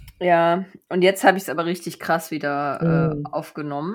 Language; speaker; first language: German; native; German